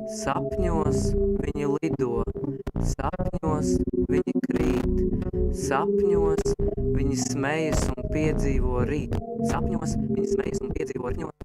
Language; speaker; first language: Latvian; native; Latvian